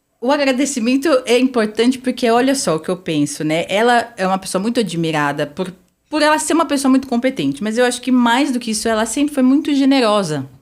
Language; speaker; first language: Portuguese; native; Portuguese